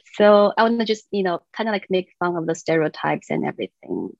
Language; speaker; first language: English; non-native, fluent; Chinese